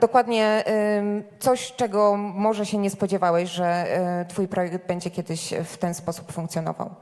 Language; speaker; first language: Polish; native; Polish